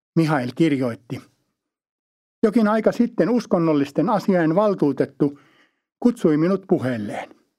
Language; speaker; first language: Finnish; native; Finnish